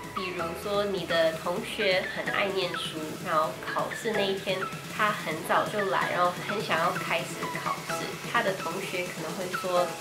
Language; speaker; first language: Chinese; non-native, fluent; English